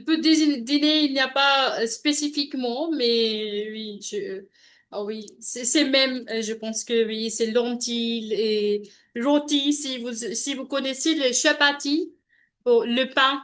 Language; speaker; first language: French; non-native, learner; Punjabi